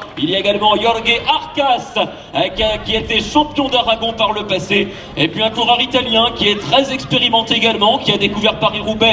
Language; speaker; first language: French; native; French